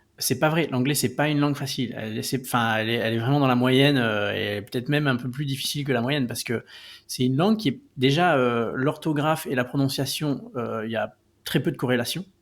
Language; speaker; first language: French; native; French